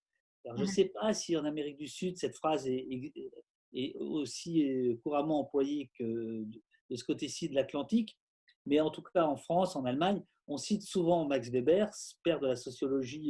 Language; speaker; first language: French; native; French